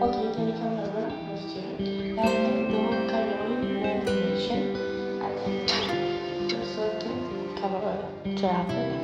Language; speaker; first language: Albanian; early bilingual, heritage; Albanian